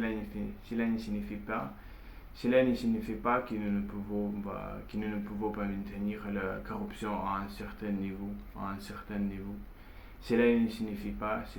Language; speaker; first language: French; non-native, learner; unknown